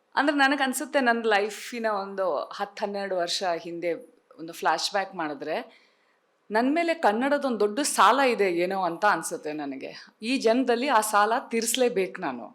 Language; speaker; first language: Kannada; non-native, local second language; Tulu